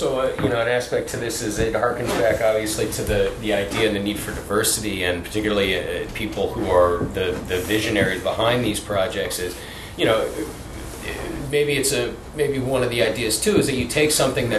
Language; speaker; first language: English; native; English